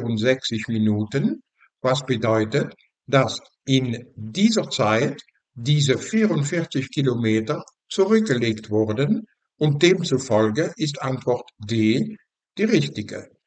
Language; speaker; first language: German; non-native, fluent; Dutch